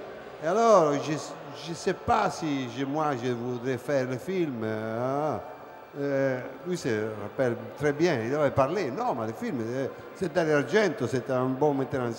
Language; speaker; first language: French; non-native, fluent; Italian